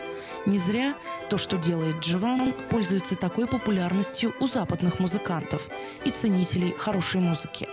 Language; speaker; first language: Russian; native; Russian